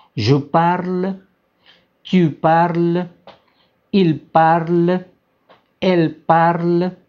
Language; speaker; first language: French; non-native, fluent; Spanish